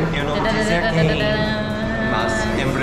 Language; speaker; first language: Portuguese; non-native, learner; English